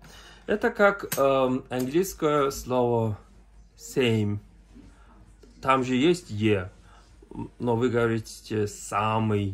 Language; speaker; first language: Russian; non-native, learner; Mongolian